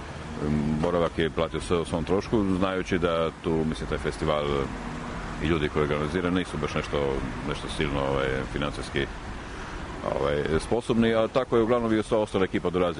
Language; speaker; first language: Croatian; native; Croatian